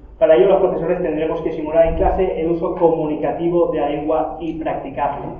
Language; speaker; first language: Spanish; native; Spanish